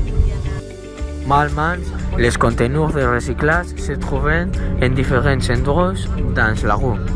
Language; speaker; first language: French; non-native, learner; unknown